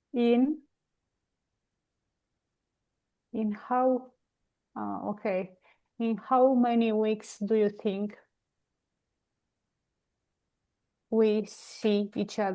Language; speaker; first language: English; non-native, learner; Romanian